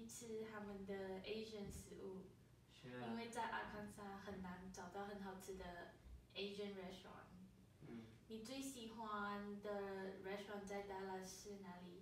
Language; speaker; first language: Chinese; early bilingual, heritage; Chinese